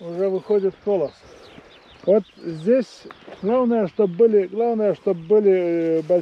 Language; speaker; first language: Russian; non-native, fluent; Latvian